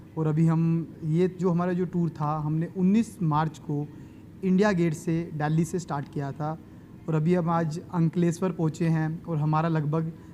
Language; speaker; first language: Hindi; native; Hindi